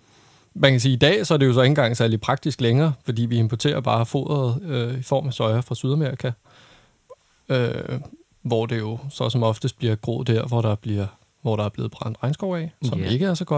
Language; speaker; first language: Danish; native; Danish